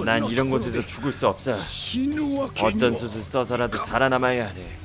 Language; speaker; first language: Korean; native; Korean